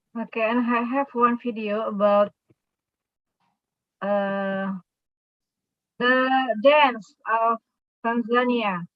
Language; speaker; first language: English; non-native, local second language; Indonesian